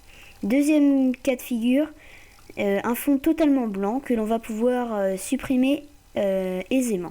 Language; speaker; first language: French; native; French